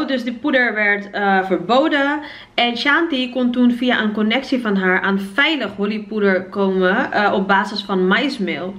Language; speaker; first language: Dutch; native; Dutch